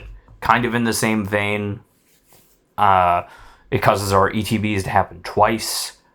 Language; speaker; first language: English; native; English